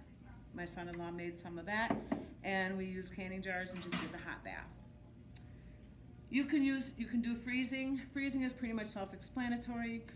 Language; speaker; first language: English; native; English